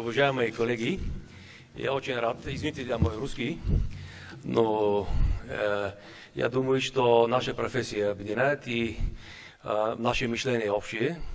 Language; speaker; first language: Russian; non-native, learner; Bulgarian